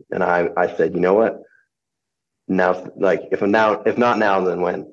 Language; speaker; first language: English; native; English